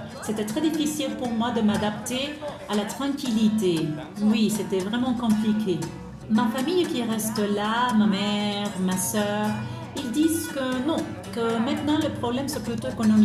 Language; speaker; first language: French; non-native, fluent; Spanish